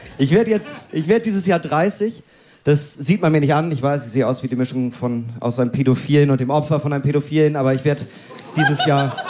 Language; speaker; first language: German; native; German